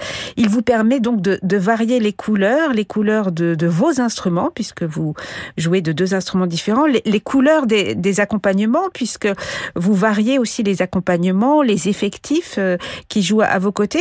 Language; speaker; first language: French; native; French